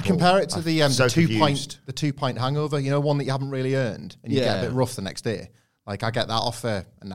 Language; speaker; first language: English; native; English